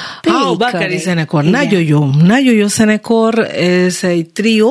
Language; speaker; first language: Hungarian; non-native, learner; Spanish